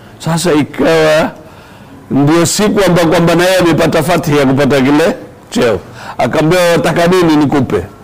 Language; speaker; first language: Swahili; native; Swahili